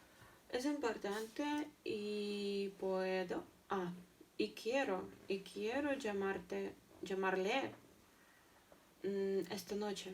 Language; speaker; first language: Spanish; non-native, learner; Russian